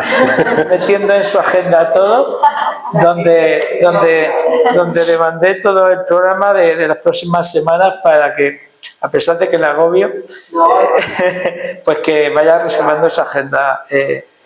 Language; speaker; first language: Spanish; native; Spanish